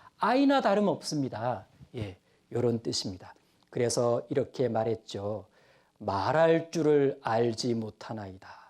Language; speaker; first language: Korean; native; Korean